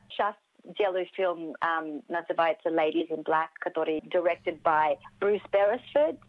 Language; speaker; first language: Russian; early bilingual, heritage; Russian